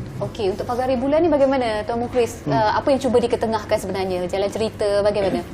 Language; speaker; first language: Malay; native; Malay